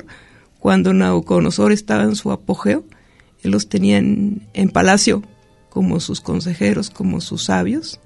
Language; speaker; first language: Spanish; native; Spanish